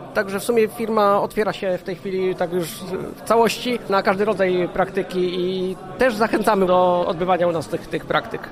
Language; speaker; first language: Polish; native; Polish